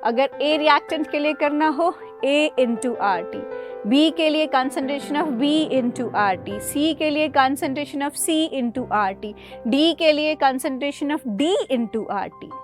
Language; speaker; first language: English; non-native, local second language; Hindi